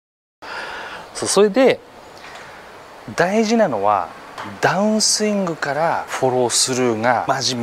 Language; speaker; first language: Japanese; native; Japanese